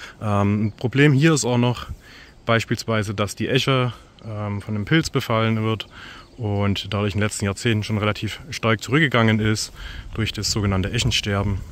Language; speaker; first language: German; native; German